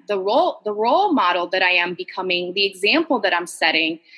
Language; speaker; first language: English; non-native, fluent; Portuguese